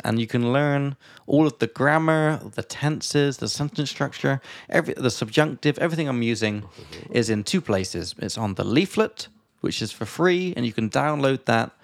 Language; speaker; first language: English; native; English